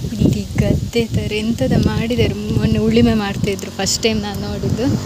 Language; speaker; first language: Kannada; non-native, local second language; Tulu